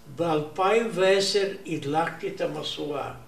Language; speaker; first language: Hebrew; non-native, learner; Romanian